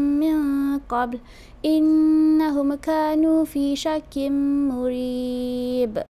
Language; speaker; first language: Arabic; non-native, learner; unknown